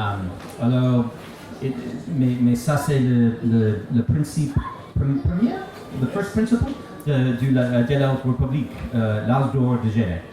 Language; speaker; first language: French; non-native, learner; English